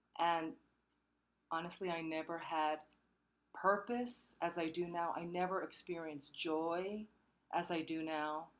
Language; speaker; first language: English; early bilingual, other home language; Korean